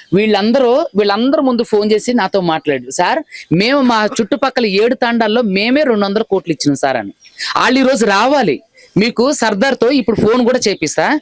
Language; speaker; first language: Telugu; native; Telugu